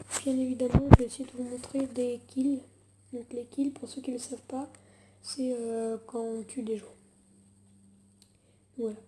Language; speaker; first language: French; native; French